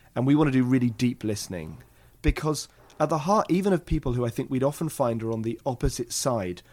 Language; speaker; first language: English; native; English